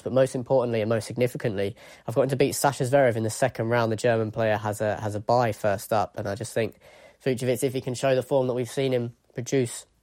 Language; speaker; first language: English; native; English